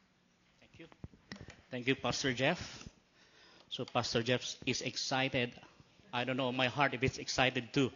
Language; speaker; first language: English; non-native, local second language; Filipino